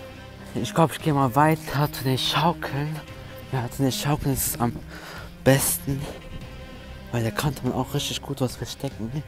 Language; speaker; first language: German; early bilingual, other home language; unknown